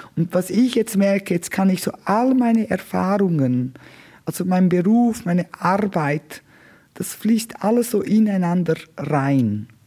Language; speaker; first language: German; non-native, local second language; Romansh